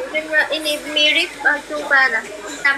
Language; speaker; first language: Indonesian; non-native, learner; Vietnamese